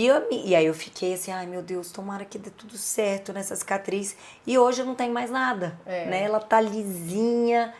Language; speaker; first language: Portuguese; native; Portuguese